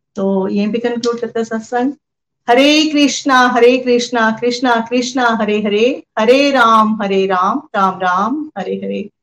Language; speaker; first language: Hindi; non-native, local second language; Punjabi